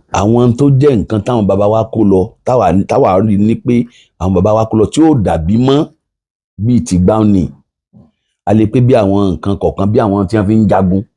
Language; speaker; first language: Yoruba; native; Yoruba